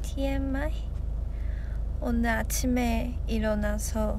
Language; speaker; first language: Korean; non-native, fluent; Chinese